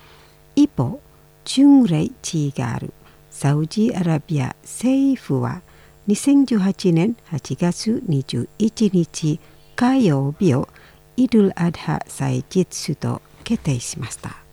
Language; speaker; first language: Japanese; non-native, fluent; Indonesian